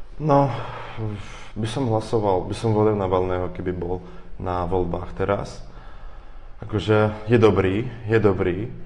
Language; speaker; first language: Slovak; non-native, fluent; Russian